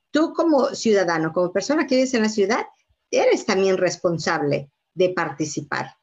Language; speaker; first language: Spanish; native; Spanish